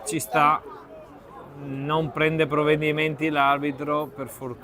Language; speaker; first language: Italian; native; Italian